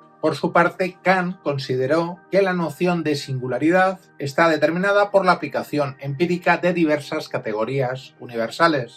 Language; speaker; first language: Spanish; native; Spanish